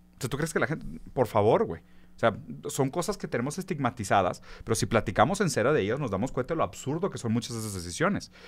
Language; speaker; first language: Spanish; early bilingual, other home language; Portuguese